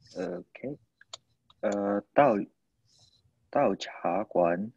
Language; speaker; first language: Chinese; non-native, learner; English